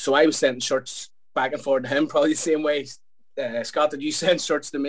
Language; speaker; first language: English; native; English